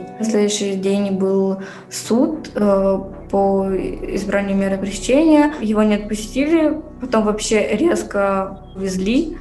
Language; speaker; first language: Russian; native; Russian